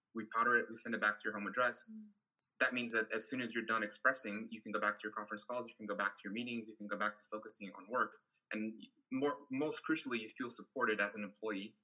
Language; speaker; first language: English; non-native, fluent; Portuguese